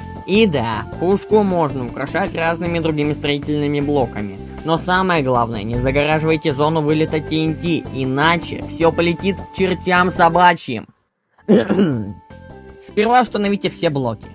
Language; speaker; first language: Russian; native; Russian